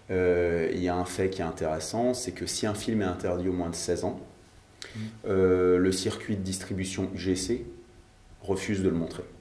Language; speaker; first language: French; native; French